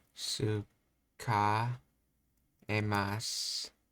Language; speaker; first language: Japanese; non-native, learner; English